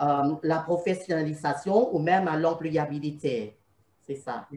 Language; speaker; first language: French; non-native, fluent; Thai